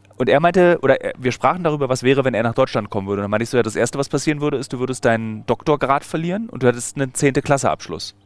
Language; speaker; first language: German; native; German